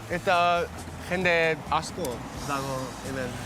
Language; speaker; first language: Basque; non-native, learner; English